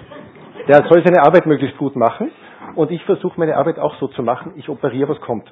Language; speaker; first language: German; native; German